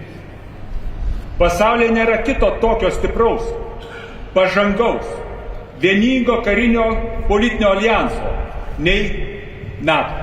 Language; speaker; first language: Lithuanian; native; Lithuanian